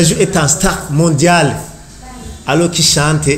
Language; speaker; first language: French; non-native, learner; Rundi